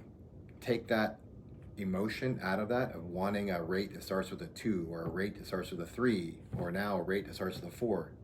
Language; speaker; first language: English; native; English